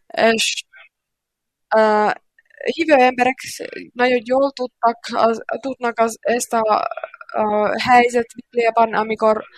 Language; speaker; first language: Hungarian; non-native, learner; Finnish